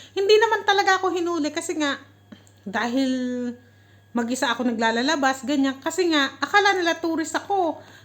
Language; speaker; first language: Filipino; native; Filipino